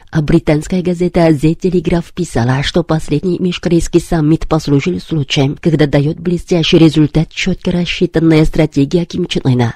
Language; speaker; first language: Russian; non-native, fluent; Korean